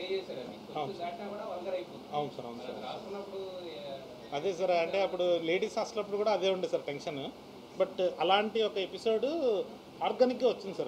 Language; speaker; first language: Telugu; native; Telugu